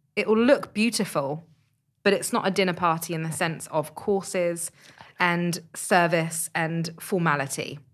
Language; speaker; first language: English; native; English